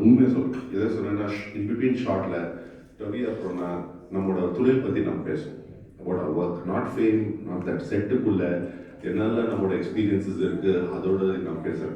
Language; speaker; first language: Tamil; non-native, fluent; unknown